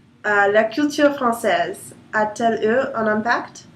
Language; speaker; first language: French; non-native, learner; English